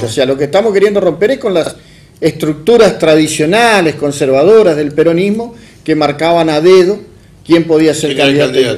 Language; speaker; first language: Spanish; native; Spanish